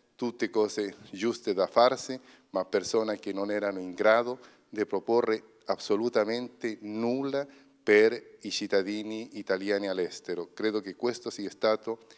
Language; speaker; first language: Italian; non-native, fluent; Spanish